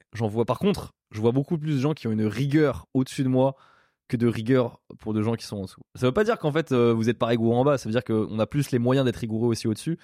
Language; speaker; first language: French; native; French